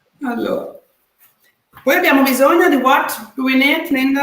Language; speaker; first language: Italian; native; Italian